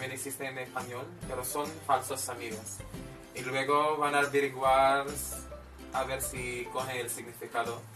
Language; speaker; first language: Spanish; non-native, fluent; Filipino